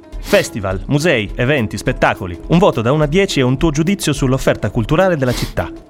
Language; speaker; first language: Italian; native; Italian